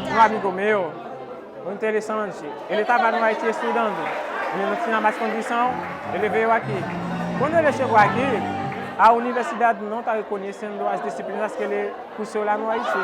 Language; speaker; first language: Portuguese; non-native, fluent; Haitian Creole